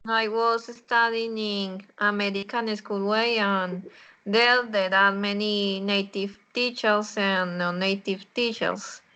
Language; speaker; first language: English; non-native, learner; Spanish